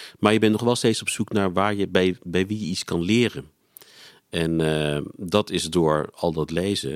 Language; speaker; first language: Dutch; native; Dutch